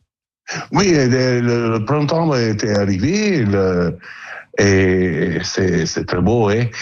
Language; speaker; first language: French; non-native, learner; Italian